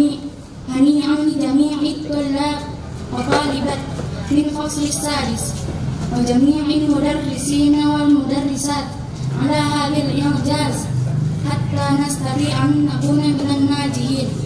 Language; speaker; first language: Arabic; non-native, learner; Indonesian